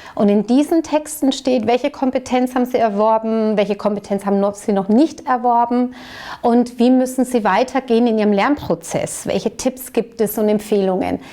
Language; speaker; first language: German; native; German